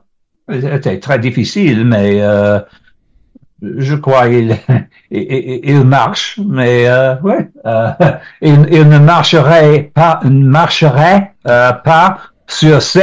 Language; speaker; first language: French; non-native, learner; English